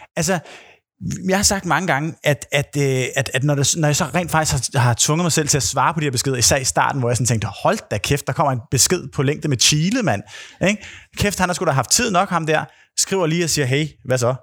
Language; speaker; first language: Danish; native; Danish